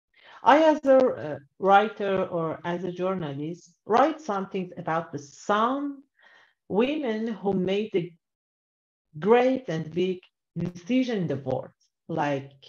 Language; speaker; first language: English; non-native, learner; Persian